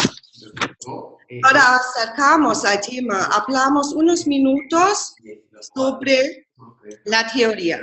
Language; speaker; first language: Spanish; non-native, fluent; German